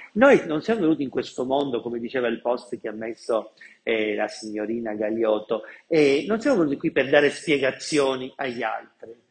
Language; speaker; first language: Italian; non-native, local second language; Sicilian